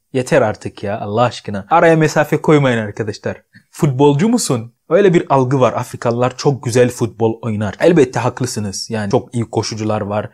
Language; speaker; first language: Turkish; non-native, fluent; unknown